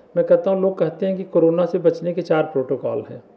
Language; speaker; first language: Hindi; native; Hindi